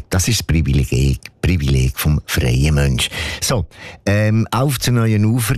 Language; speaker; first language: German; native; German